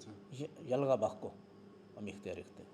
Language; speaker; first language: Mongolian; non-native, learner; Urdu